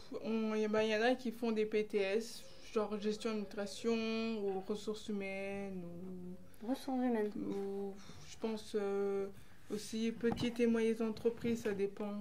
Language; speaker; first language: French; native; French